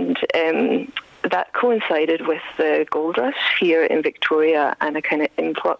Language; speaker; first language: English; native; English